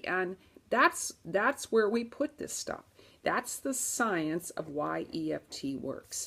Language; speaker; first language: English; native; English